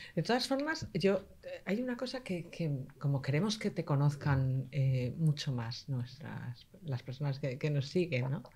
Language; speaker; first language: Spanish; native; Spanish